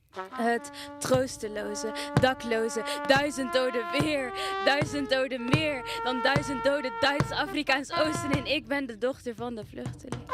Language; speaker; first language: Dutch; early bilingual, other home language; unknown